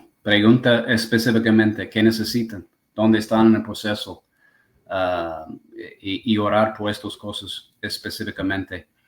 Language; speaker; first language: Spanish; non-native, fluent; English